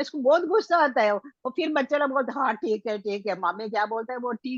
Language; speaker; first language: Hindi; non-native, local second language; Tamil